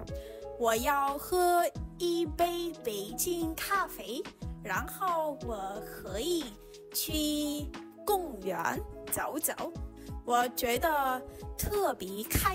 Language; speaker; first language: Chinese; non-native, learner; Vietnamese